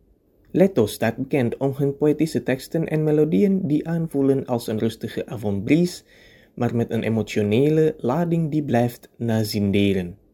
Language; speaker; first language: Dutch; non-native, fluent; Indonesian